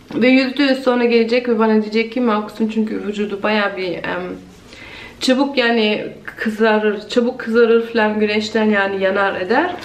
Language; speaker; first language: Turkish; early bilingual, heritage; Turkish